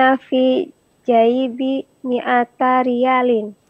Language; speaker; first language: Arabic; non-native, learner; Indonesian